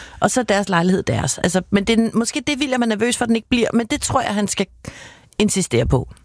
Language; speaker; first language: Danish; native; Danish